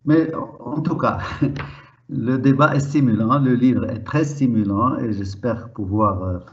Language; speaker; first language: French; non-native, local second language; Arabic